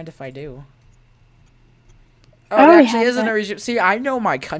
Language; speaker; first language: English; native; English